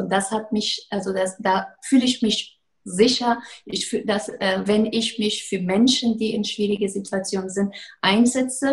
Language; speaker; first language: German; non-native, fluent; Persian